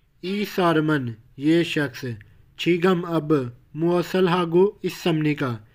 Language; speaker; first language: Korean; non-native, learner; Hindi